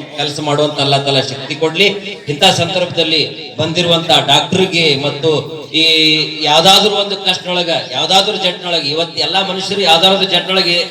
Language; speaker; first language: Kannada; native; Kannada